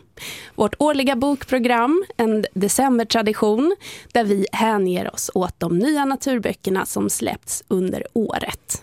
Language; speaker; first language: Swedish; native; Swedish